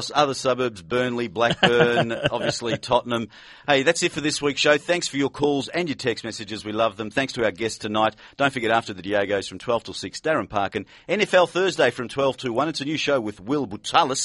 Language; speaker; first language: English; native; English